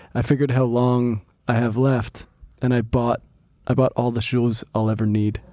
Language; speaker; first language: English; early bilingual, other home language; Greek